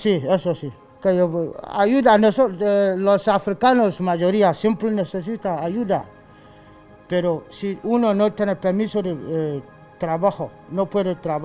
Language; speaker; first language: Spanish; non-native, learner; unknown